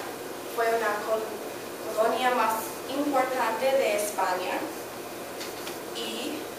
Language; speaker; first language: Spanish; non-native, learner; English